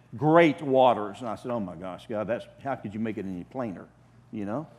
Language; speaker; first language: English; native; English